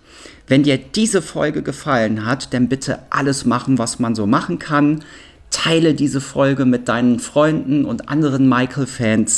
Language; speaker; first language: German; native; German